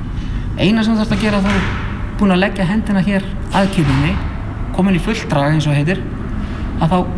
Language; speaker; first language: Icelandic; native; Icelandic